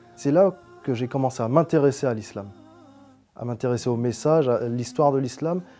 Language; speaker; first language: French; native; French